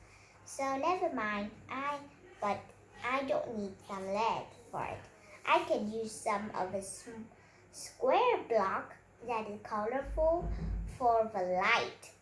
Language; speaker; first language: English; non-native, learner; Vietnamese